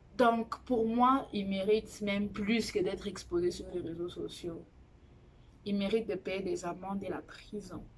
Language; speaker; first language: French; non-native, local second language; Lingala